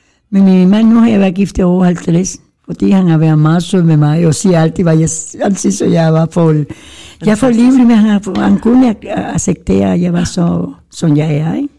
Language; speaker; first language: Danish; non-native, fluent; Spanish